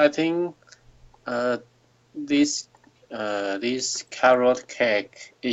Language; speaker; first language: English; non-native, learner; Chinese